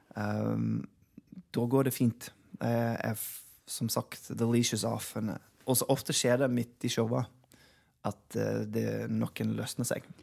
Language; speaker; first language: Norwegian; non-native, fluent; English